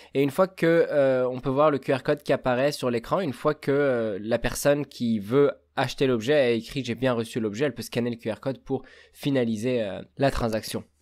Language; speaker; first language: French; native; French